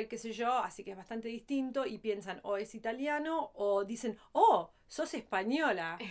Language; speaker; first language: Spanish; early bilingual, heritage; Spanish